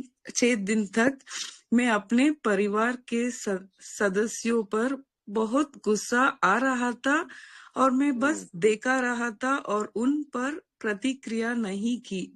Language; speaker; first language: Hindi; non-native, local second language; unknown